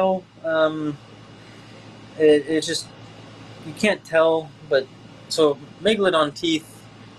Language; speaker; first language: English; native; English